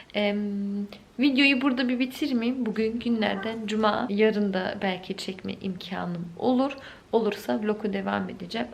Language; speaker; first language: Turkish; early bilingual, heritage; Turkish